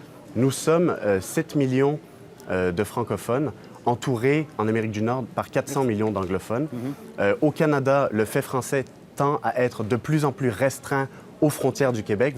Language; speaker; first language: French; native; French